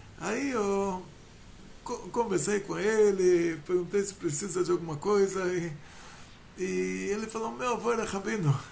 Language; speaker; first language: Portuguese; non-native, fluent; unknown